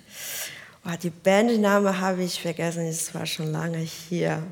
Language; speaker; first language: German; non-native, fluent; Chinese